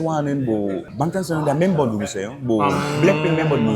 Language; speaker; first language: Korean; non-native, fluent; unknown